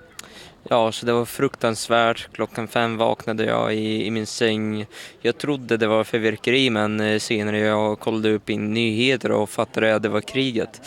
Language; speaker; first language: Swedish; early bilingual, other home language; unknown